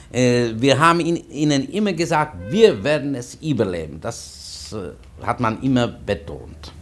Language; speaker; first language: German; non-native, fluent; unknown